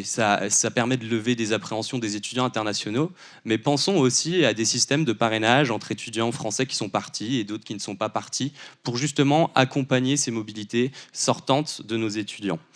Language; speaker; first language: French; native; French